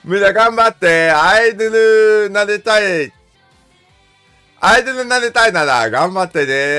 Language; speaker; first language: Japanese; non-native, learner; English